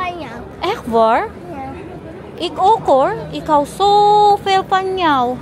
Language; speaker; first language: Dutch; non-native, learner; Filipino